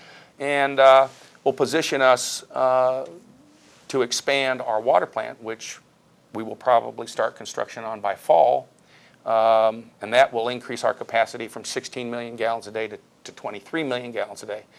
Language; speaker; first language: English; native; English